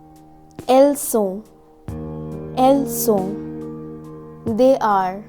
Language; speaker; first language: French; non-native, fluent; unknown